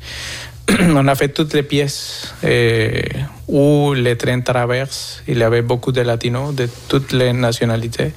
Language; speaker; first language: French; non-native, fluent; Spanish